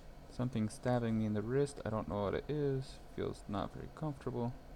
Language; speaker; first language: English; native; English